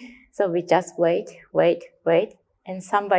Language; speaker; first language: English; non-native, learner; Japanese